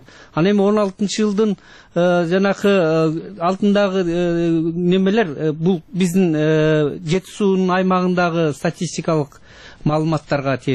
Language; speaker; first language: Kyrgyz; native; Kyrgyz